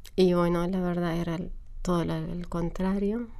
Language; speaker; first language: Spanish; non-native, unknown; Arabic